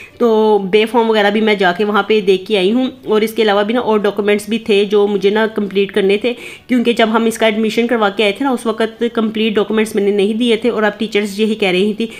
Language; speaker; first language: Urdu; native; Urdu